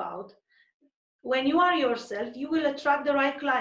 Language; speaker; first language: English; non-native, fluent; Romanian